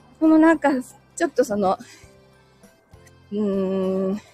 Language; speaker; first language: Japanese; native; Japanese